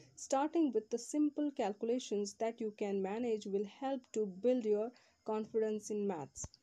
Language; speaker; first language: English; non-native, local second language; Kannada